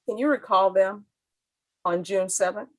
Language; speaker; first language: English; native; English